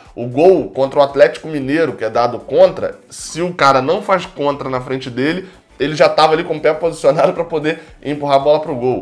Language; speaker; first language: Portuguese; native; Portuguese